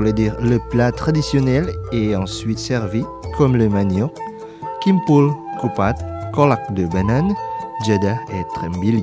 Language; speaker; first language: French; non-native, fluent; Indonesian